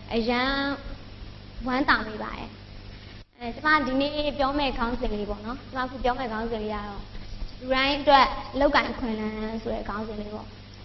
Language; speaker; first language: Burmese; native; Burmese